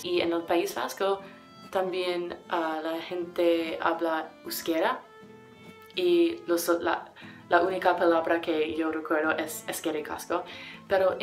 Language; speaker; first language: Spanish; non-native, learner; English